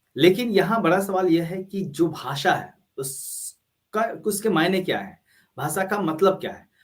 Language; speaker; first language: Hindi; native; Hindi